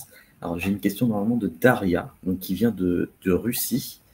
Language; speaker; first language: French; native; French